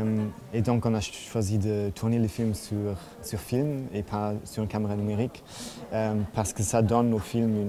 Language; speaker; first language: French; non-native, fluent; German